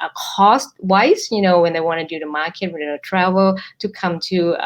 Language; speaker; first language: English; non-native, fluent; Thai